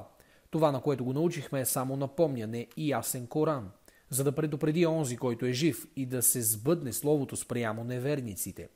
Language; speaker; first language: Bulgarian; native; Bulgarian